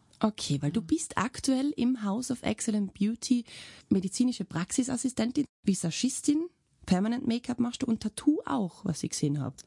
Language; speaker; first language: German; native; German